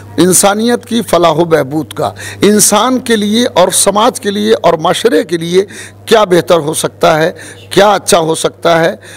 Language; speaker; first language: Hindi; native; Hindi